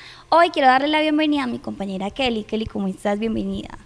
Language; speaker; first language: Spanish; native; Spanish